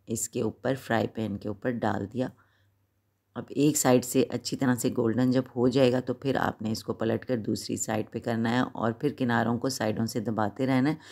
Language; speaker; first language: Hindi; native; Hindi